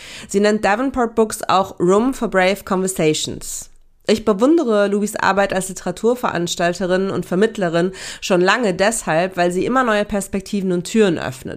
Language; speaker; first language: German; native; German